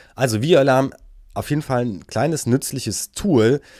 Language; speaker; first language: German; native; German